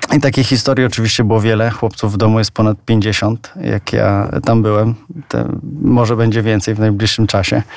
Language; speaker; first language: Polish; native; Polish